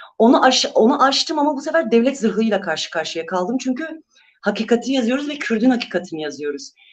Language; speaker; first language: Turkish; non-native, local second language; Kurdish